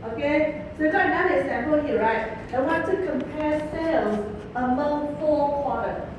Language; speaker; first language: English; non-native, fluent; Vietnamese